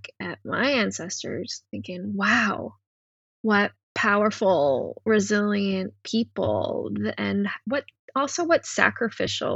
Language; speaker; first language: English; non-native, local second language; Cantonese